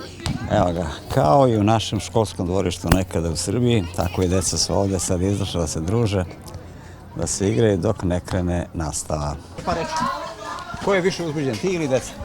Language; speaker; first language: Serbian; native; Serbian